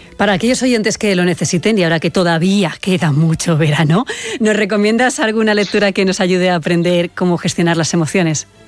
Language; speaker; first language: Spanish; native; Spanish